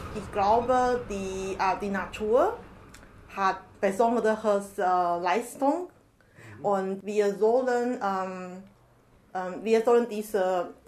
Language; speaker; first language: German; non-native, learner; Chinese